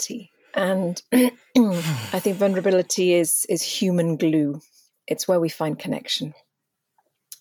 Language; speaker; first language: English; native; English